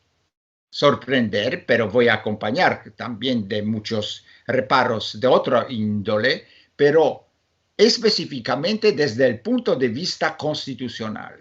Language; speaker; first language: Spanish; non-native, fluent; Polish